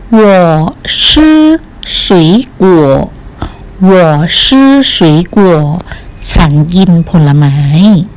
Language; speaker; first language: Chinese; non-native, fluent; Thai